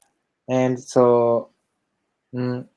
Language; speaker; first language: English; non-native, learner; Japanese